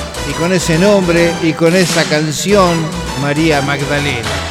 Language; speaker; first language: Spanish; native; Spanish